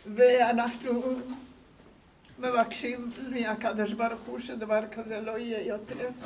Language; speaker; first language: Hebrew; non-native, fluent; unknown